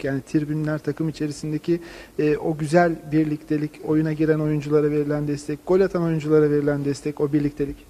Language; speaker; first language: Turkish; native; Turkish